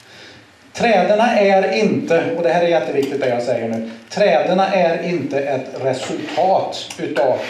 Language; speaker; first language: Swedish; native; Swedish